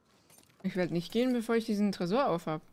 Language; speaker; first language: German; native; German